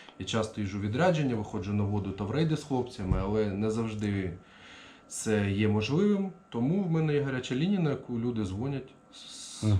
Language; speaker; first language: Ukrainian; non-native, local second language; Russian